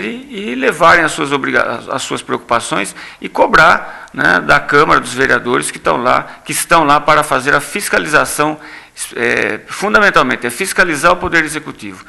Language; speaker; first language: Portuguese; native; Portuguese